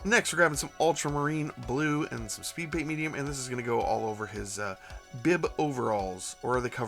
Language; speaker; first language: English; native; English